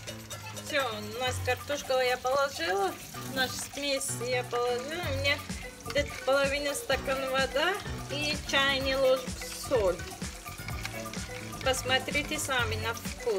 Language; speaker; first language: Russian; non-native, learner; Tajik